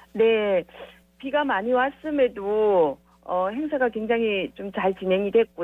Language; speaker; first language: Korean; native; Korean